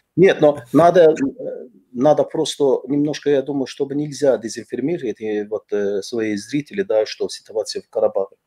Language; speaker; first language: Russian; non-native, fluent; Azerbaijani